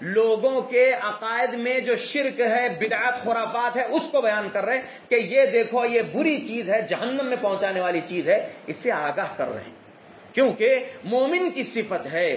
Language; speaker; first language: Urdu; native; Urdu